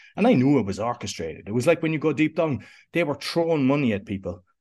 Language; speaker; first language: English; native; English